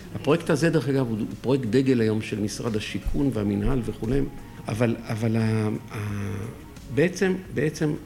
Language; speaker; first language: Hebrew; early bilingual, other home language; French